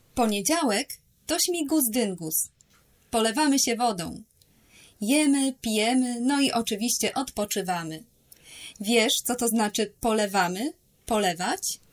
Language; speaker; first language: Polish; native; Polish